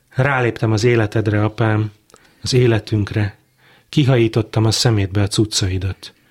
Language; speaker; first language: Hungarian; native; Hungarian